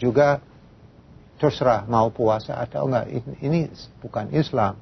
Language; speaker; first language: Indonesian; non-native, fluent; English